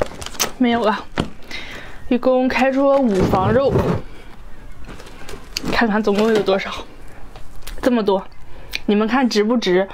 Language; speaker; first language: Chinese; native; Chinese